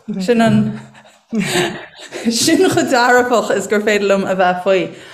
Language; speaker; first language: Irish; native; Irish